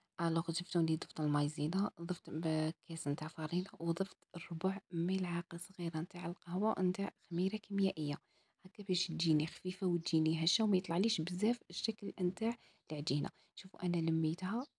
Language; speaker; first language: Arabic; native; Arabic